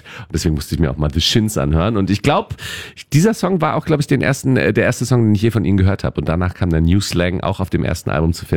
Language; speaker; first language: German; native; German